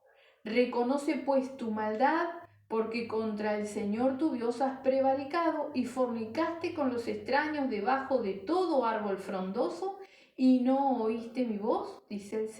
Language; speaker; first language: Spanish; native; Spanish